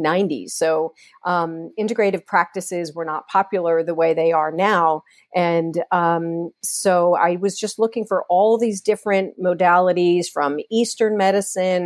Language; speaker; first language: English; native; English